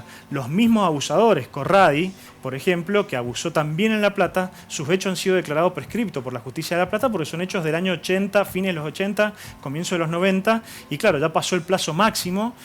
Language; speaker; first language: Spanish; native; Spanish